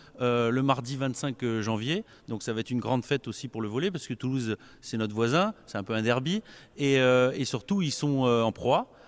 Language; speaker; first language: French; native; French